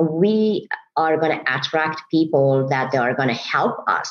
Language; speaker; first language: English; non-native, fluent; Persian